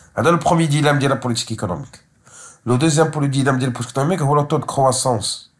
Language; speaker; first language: French; non-native, local second language; Arabic